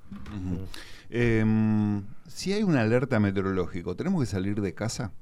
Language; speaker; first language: Spanish; native; Spanish